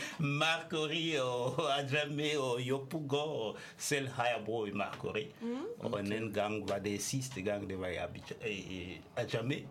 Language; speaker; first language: Danish; non-native, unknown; French